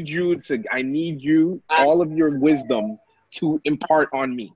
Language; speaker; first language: English; native; English